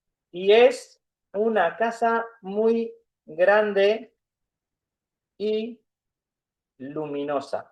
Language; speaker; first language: Spanish; non-native, fluent; Urdu